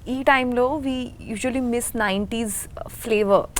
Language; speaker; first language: Telugu; non-native, learner; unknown